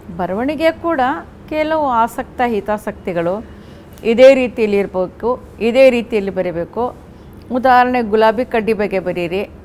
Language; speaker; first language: Kannada; non-native, local second language; Urdu